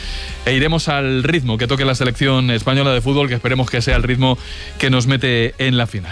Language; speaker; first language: Spanish; native; Spanish